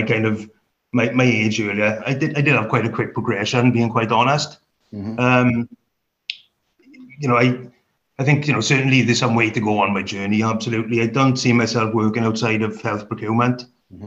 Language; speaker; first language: English; native; English